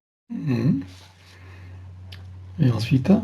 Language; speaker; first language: French; native; French